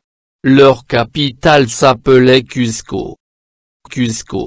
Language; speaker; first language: French; non-native, local second language; Arabic